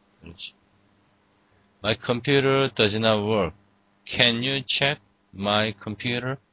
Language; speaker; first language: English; non-native, fluent; Korean